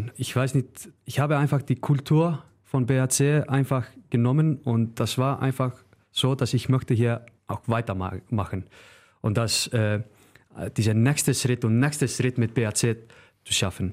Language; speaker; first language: German; non-native, fluent; Icelandic